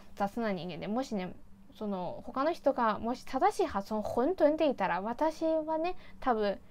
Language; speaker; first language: Japanese; non-native, fluent; Chinese